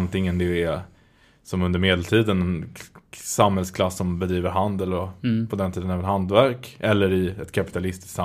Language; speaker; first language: Swedish; native; Swedish